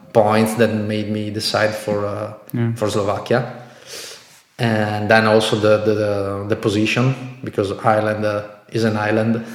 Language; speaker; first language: English; non-native, fluent; Italian